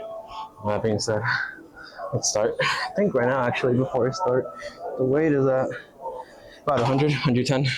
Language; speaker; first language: English; native; English